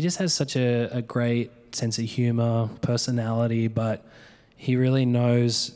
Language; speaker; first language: English; native; English